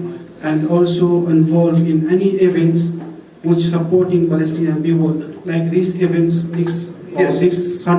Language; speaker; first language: English; non-native, fluent; Arabic